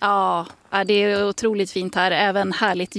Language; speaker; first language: Swedish; native; Swedish